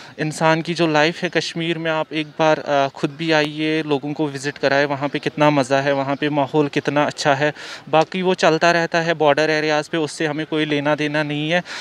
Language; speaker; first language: Hindi; non-native, local second language; Kashmiri